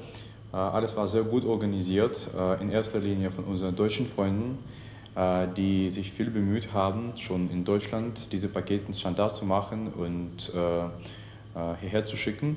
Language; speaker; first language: German; non-native, fluent; Russian